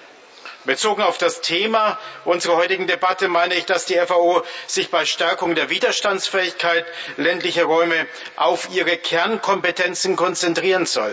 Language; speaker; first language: German; native; German